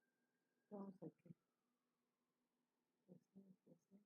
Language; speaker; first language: Spanish; native; Spanish